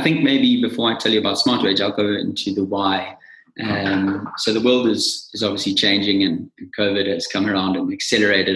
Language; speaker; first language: English; native; English